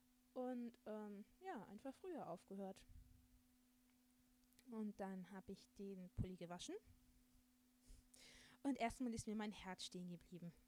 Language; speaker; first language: German; native; German